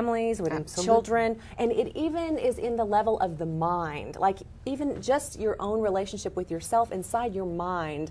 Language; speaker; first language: English; native; English